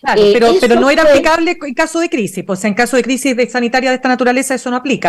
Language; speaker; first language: Spanish; native; Spanish